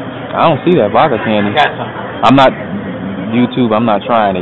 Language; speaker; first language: English; native; English